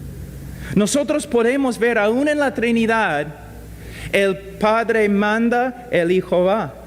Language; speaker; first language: Spanish; non-native, fluent; English